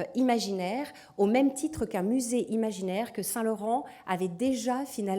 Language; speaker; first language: French; native; French